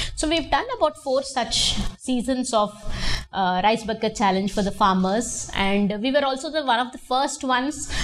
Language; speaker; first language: English; non-native, local second language; Telugu